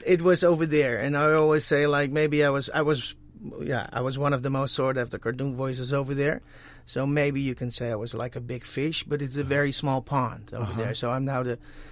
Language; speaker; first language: English; non-native, fluent; Dutch